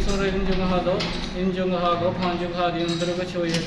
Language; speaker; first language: Korean; non-native, learner; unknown